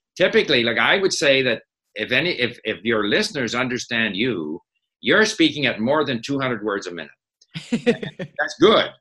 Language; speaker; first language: English; native; English